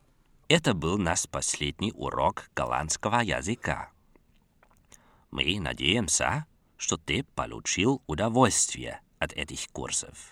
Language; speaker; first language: Russian; non-native, fluent; Dutch